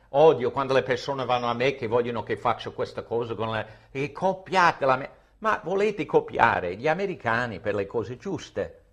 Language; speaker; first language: Italian; non-native, fluent; English